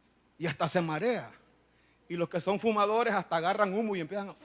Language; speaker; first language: Spanish; native; Spanish